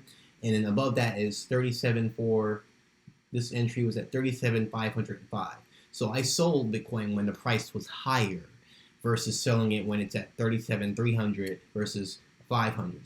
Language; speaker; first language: English; native; English